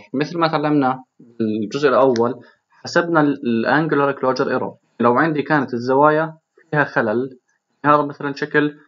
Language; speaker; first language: Arabic; native; Arabic